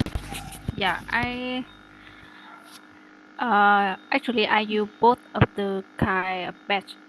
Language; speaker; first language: English; non-native, learner; Vietnamese